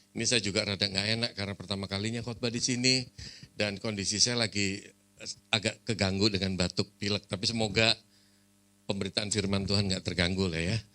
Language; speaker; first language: Indonesian; native; Indonesian